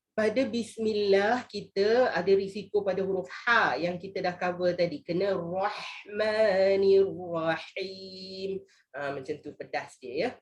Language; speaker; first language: Malay; native; Malay